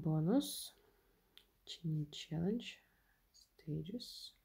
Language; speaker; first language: English; non-native, learner; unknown